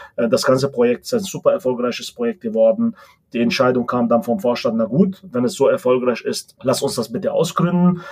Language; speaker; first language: German; non-native, fluent; Arabic